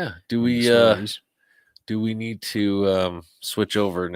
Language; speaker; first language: English; native; English